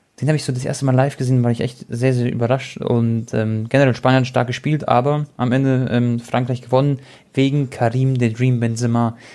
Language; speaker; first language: German; early bilingual, other home language; Croatian